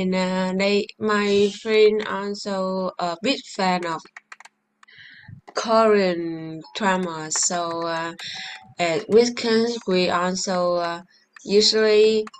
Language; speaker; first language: English; non-native, learner; Vietnamese